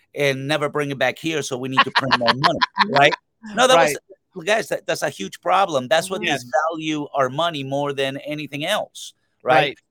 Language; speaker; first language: English; non-native, fluent; Spanish